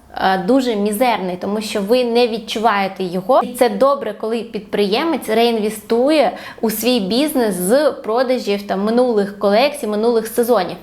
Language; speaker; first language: Ukrainian; non-native, local second language; Russian